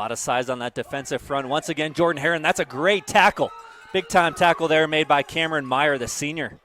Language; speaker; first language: English; native; English